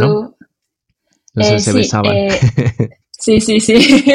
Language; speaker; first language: Spanish; non-native, fluent; Korean